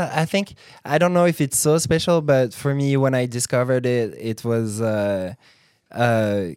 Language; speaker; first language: English; non-native, fluent; French